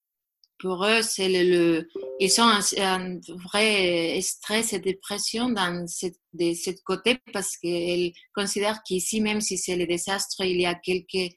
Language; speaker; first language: French; non-native, learner; Spanish